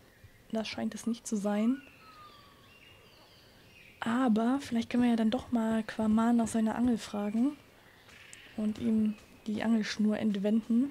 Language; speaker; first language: German; native; German